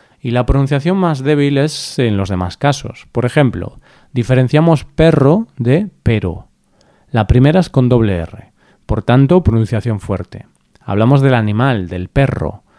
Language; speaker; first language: Spanish; native; Spanish